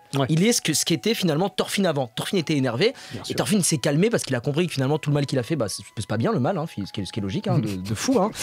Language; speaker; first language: French; native; French